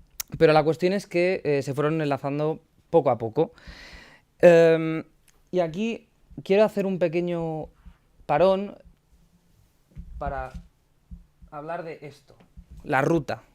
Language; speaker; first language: Spanish; native; Spanish